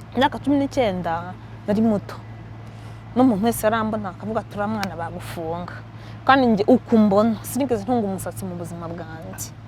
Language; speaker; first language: Kinyarwanda; early bilingual, heritage; Kinyarwanda